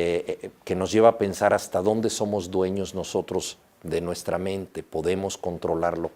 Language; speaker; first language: Spanish; native; Spanish